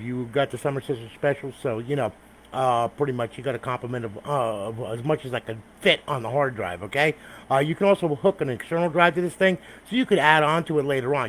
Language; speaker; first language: English; native; English